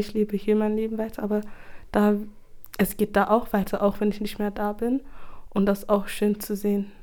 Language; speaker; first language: German; early bilingual, other home language; English